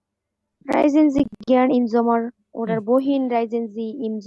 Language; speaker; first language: German; non-native, learner; Bangla